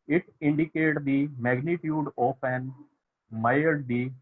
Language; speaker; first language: English; non-native, local second language; Punjabi